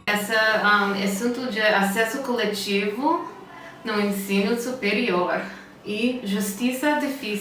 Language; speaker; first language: Portuguese; non-native, fluent; English